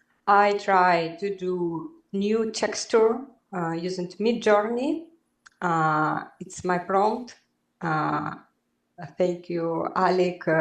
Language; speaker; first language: English; non-native, learner; Belarusian